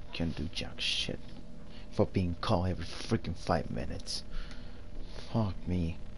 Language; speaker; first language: English; non-native, fluent; Spanish